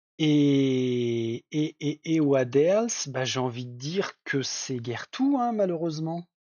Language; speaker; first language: French; native; French